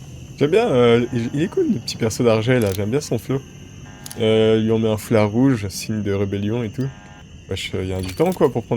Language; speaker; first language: French; native; French